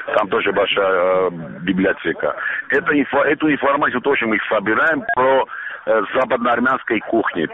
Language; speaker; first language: Russian; non-native, local second language; Armenian